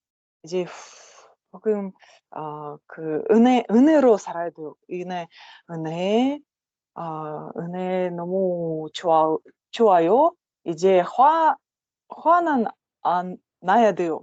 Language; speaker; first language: Korean; non-native, learner; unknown